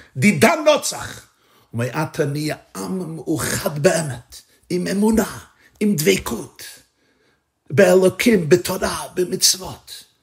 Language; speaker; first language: Hebrew; non-native, fluent; English